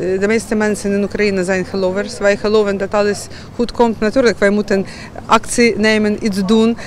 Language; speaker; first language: Dutch; non-native, fluent; Ukrainian